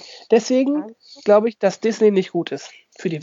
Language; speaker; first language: German; native; German